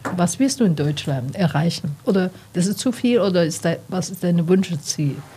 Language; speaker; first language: German; non-native, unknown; Chinese